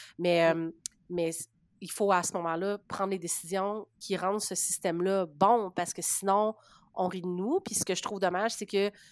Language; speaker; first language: French; native; French